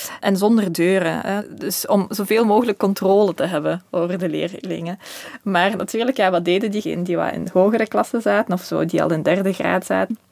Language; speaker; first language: Dutch; early bilingual, other home language; Russian